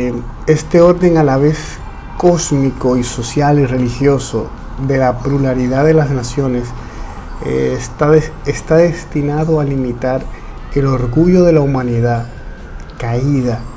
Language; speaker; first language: Spanish; native; Spanish